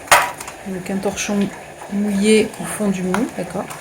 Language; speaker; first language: French; native; French